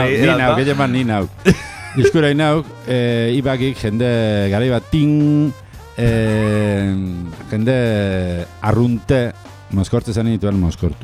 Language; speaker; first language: Basque; native; Basque